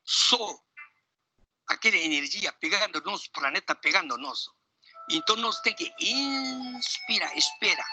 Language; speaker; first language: Portuguese; non-native, learner; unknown